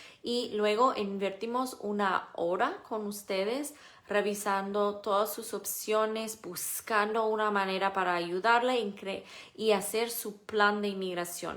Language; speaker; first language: Spanish; non-native, fluent; English